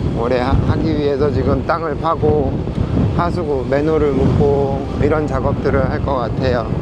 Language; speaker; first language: Korean; native; Korean